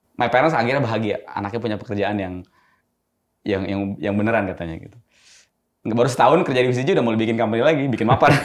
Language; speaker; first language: Indonesian; native; Indonesian